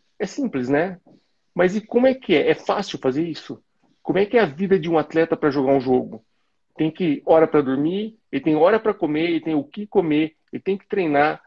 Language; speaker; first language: Portuguese; native; Portuguese